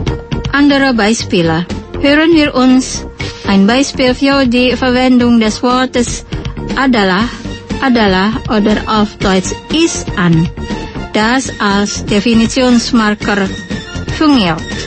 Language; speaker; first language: German; non-native, local second language; Indonesian